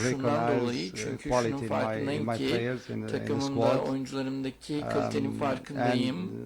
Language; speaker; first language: Turkish; non-native, learner; Portuguese